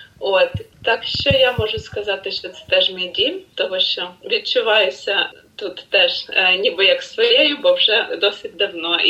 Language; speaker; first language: Ukrainian; native; Ukrainian